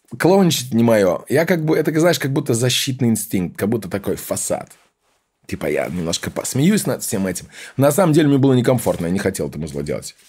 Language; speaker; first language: Russian; early bilingual, heritage; Russian